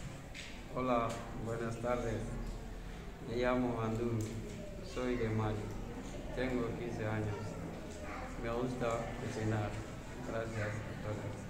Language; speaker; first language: Spanish; non-native, learner; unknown